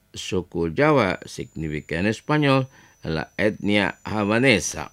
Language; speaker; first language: Spanish; non-native, fluent; Indonesian